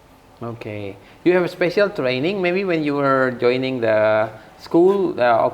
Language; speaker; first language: English; non-native, fluent; Indonesian